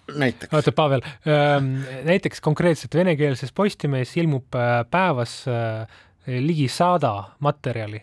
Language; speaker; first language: Estonian; non-native, local second language; Russian